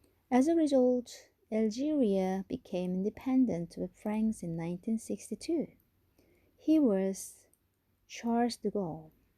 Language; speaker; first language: English; non-native, fluent; Korean